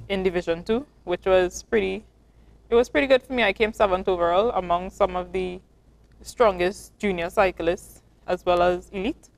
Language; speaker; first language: English; native; English